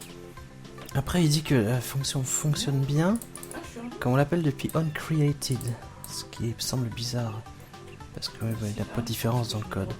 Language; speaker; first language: French; native; French